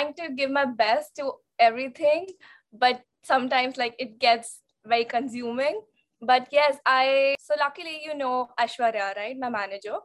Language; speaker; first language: English; non-native, local second language; Hindi